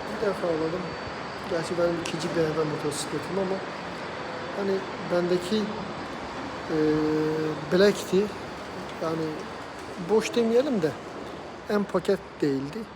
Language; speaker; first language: Turkish; native; Turkish